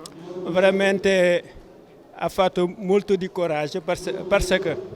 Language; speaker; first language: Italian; non-native, learner; Wolof